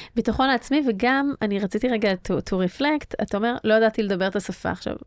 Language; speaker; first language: Hebrew; native; Hebrew